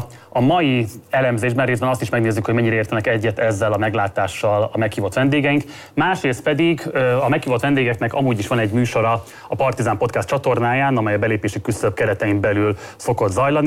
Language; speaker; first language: Hungarian; native; Hungarian